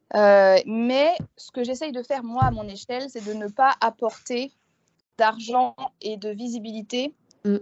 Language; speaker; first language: French; native; French